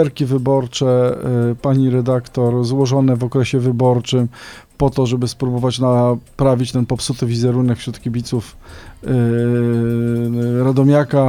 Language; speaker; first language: Polish; native; Polish